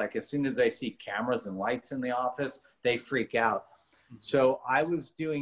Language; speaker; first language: English; native; English